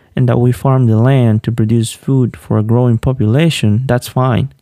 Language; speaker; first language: English; non-native, fluent; Spanish